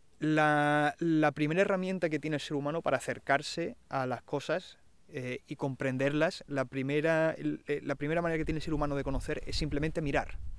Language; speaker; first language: Spanish; native; Spanish